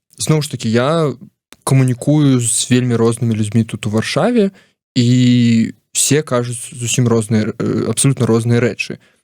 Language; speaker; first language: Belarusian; non-native, local second language; Russian